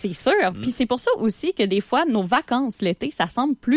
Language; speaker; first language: French; native; French